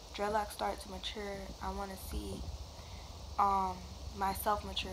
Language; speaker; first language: English; native; English